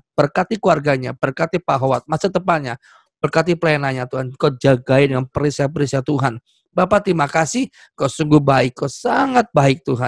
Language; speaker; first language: Indonesian; native; Indonesian